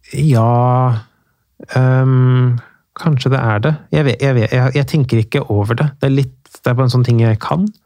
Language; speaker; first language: Norwegian; early bilingual, other home language; Persian